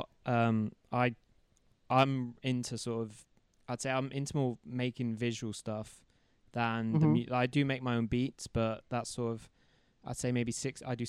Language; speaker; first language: English; native; English